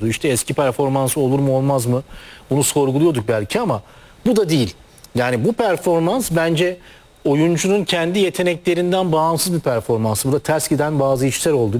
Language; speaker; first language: Turkish; native; Turkish